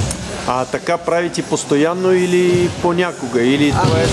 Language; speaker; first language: Bulgarian; non-native, learner; Russian